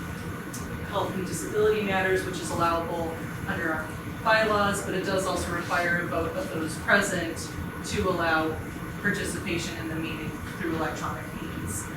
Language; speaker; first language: English; native; English